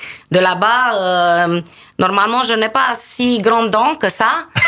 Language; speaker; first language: French; non-native, fluent; Romanian